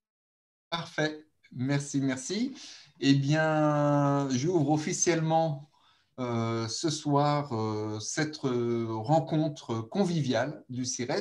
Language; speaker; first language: French; native; French